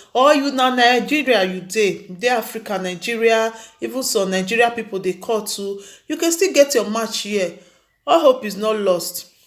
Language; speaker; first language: Nigerian Pidgin; non-native, local second language; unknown